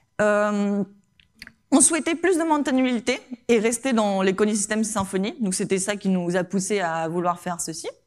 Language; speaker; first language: French; non-native, fluent; Spanish